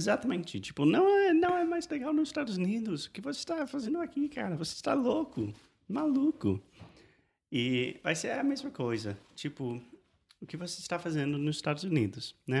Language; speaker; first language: Portuguese; non-native, fluent; English